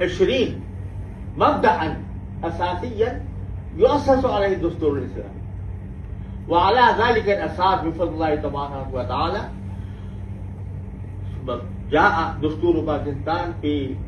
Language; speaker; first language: Arabic; non-native, fluent; Urdu